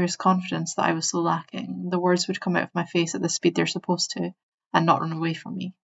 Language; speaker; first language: English; native; English